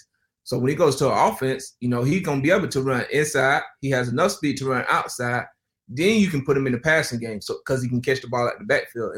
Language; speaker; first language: English; native; English